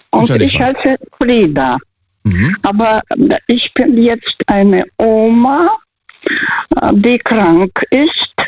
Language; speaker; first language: German; early bilingual, heritage; Russian